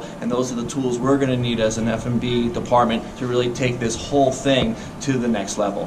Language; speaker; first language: English; native; English